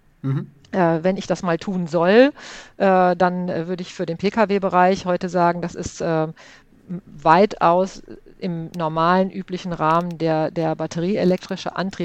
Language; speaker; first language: German; native; German